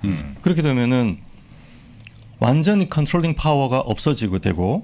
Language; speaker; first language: Korean; native; Korean